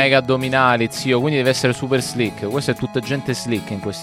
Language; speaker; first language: Italian; native; Italian